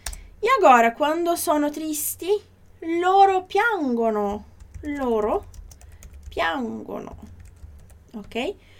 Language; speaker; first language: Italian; non-native, fluent; Portuguese